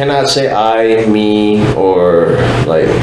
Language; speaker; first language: English; native; English